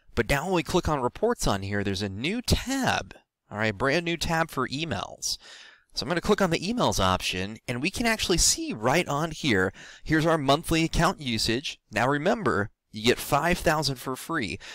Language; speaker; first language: English; native; English